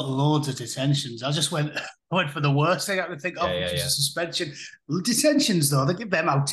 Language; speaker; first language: English; native; English